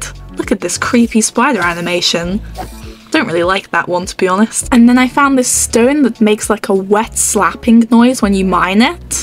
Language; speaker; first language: English; native; English